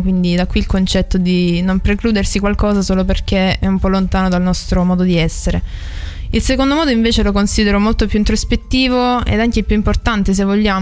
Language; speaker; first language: Italian; native; Italian